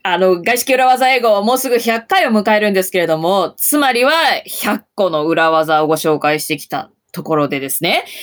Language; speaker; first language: Japanese; native; Japanese